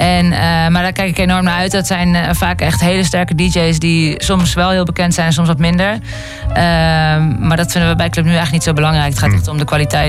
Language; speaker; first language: Dutch; native; Dutch